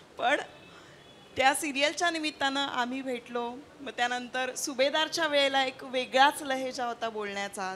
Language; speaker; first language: Marathi; native; Marathi